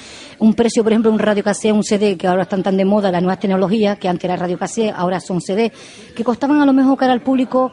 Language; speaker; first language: Spanish; native; Spanish